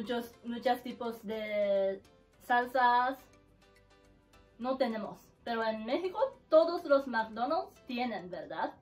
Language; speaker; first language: Spanish; non-native, learner; Japanese